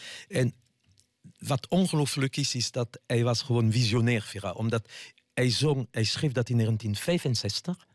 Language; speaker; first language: Dutch; non-native, fluent; French